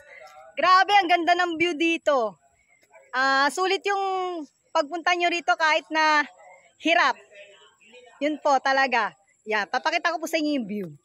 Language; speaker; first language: Filipino; native; Filipino